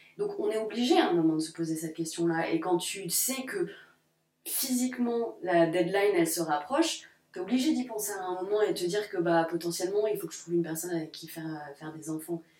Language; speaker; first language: French; native; French